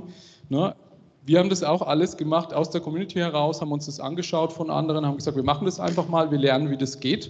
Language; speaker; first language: German; native; German